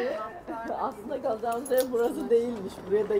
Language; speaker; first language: Turkish; native; Turkish